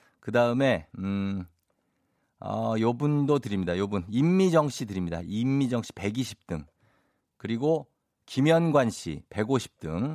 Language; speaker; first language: Korean; native; Korean